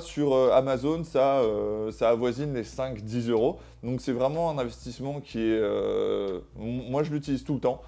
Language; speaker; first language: French; native; French